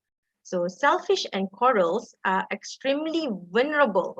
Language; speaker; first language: English; non-native, local second language; Malay